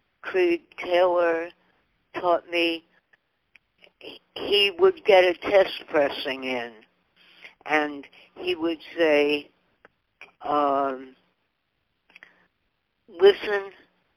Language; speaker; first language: English; native; English